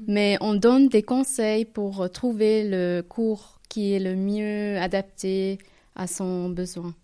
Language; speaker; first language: French; non-native, local second language; Tamil